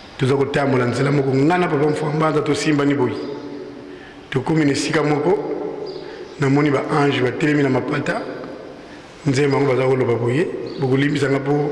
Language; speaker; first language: Lingala; native; Lingala